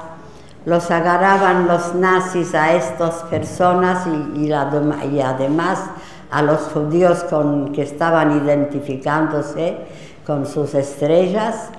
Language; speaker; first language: Spanish; non-native, fluent; Polish